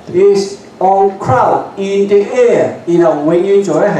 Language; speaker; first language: English; non-native, learner; Cantonese